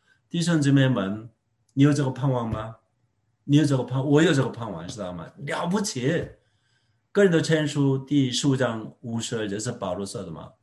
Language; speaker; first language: Chinese; non-native, fluent; Korean